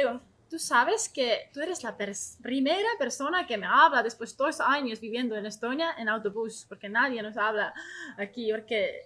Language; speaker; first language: Spanish; non-native, learner; Estonian